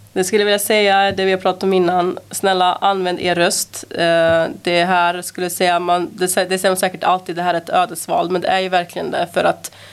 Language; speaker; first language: Swedish; early bilingual, other home language; Serbian